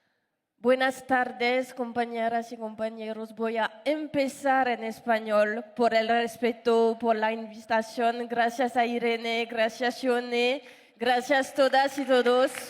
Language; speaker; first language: Spanish; non-native, fluent; French